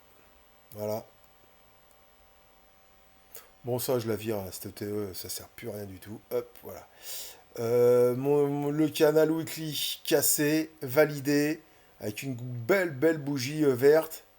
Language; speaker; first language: French; native; French